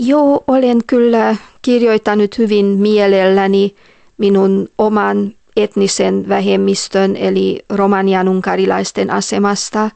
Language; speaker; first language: Finnish; non-native, fluent; Hungarian